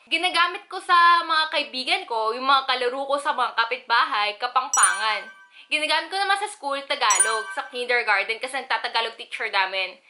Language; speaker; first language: Filipino; early bilingual, other home language; Korean